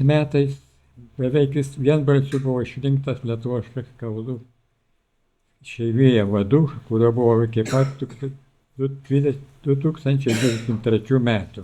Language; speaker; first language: Lithuanian; native; Lithuanian